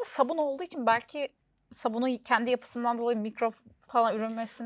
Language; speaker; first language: Turkish; native; Turkish